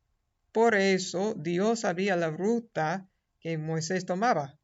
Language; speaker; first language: Spanish; non-native, fluent; English